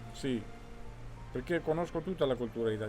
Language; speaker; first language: Italian; non-native, fluent; Greek